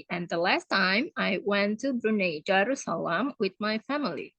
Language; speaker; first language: English; non-native, fluent; Indonesian